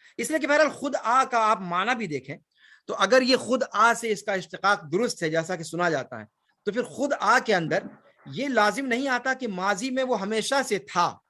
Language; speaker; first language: Urdu; native; Urdu